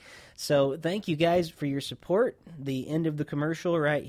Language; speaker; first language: English; native; English